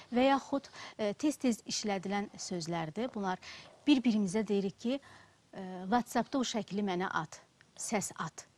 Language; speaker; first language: Azerbaijani; native; Azerbaijani